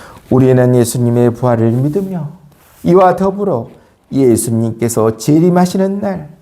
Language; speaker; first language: Korean; native; Korean